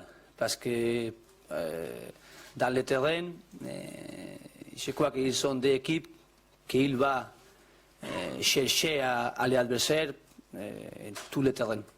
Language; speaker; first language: French; non-native, learner; Spanish